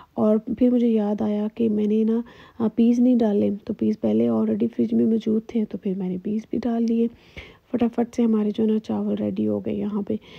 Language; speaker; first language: Urdu; native; Urdu